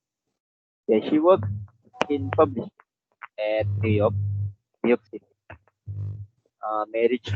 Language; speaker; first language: English; non-native, local second language; Malay